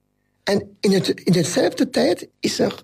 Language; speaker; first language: Dutch; non-native, learner; French